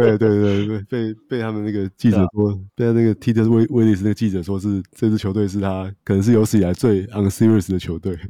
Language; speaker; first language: Chinese; native; Chinese